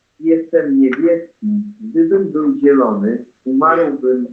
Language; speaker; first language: Polish; non-native, learner; English